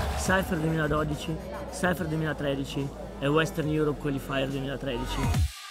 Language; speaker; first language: Italian; early bilingual, other home language; Russian